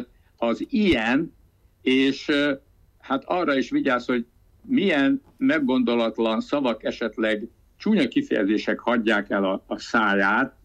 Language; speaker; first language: Hungarian; native; Hungarian